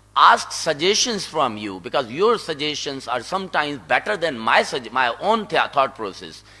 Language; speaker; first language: English; non-native, local second language; Sindhi